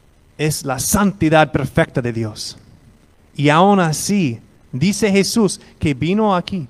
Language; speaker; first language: Spanish; non-native, fluent; English